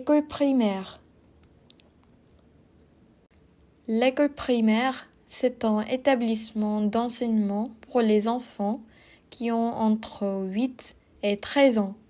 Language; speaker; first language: French; non-native, fluent; Korean